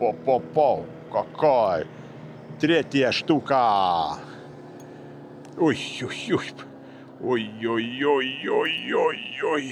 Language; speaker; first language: Russian; non-native, fluent; Lithuanian